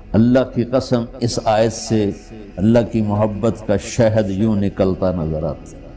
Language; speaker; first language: Urdu; non-native, local second language; Punjabi